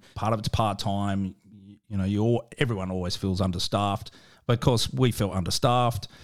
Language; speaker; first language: English; native; English